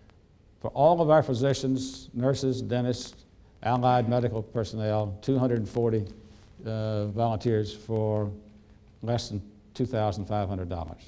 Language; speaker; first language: English; native; English